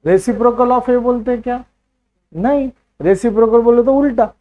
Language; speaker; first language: Hindi; non-native, local second language; Marathi